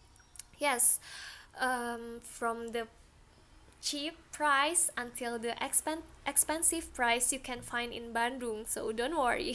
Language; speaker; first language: English; non-native, learner; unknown